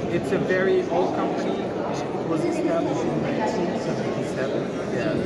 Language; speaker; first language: English; non-native, fluent; Turkish